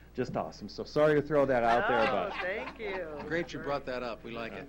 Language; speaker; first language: English; native; English